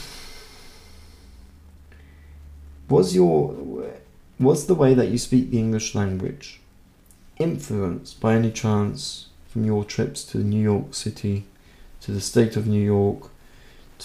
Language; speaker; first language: English; non-native, local second language; Hungarian